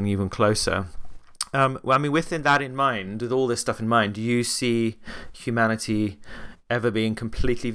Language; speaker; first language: English; native; English